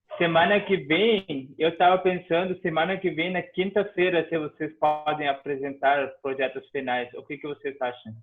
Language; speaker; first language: Portuguese; non-native, fluent; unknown